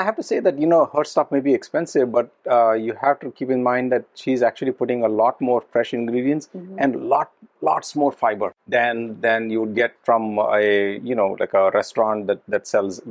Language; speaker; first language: English; non-native, local second language; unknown